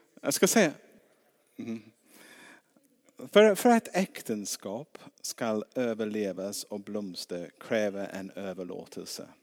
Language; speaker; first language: Swedish; non-native, fluent; English